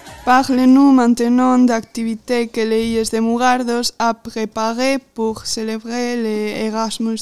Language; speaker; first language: French; non-native, fluent; Galician